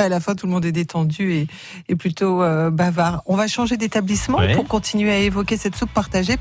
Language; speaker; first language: French; native; French